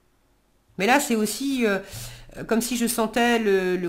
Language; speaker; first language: French; native; French